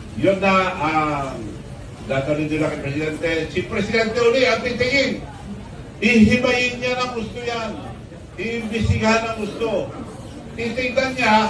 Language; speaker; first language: Filipino; non-native, local second language; Iloko